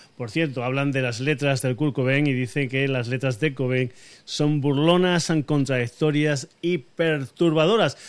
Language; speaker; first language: Spanish; native; Spanish